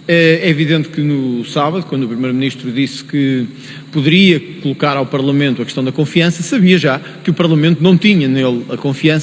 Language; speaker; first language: Portuguese; native; Portuguese